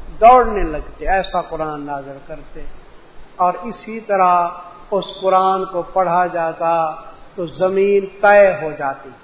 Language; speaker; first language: Urdu; non-native, local second language; Punjabi